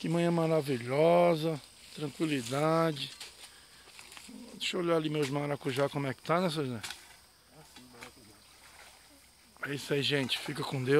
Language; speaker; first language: Portuguese; native; Portuguese